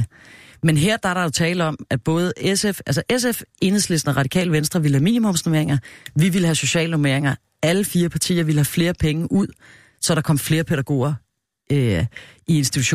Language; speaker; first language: Danish; native; Danish